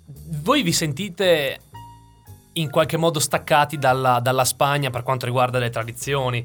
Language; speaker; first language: Italian; native; Italian